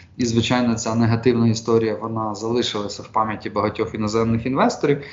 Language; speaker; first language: Ukrainian; native; Ukrainian